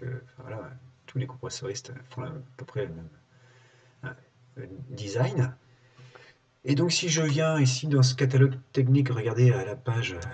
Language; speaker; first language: French; native; French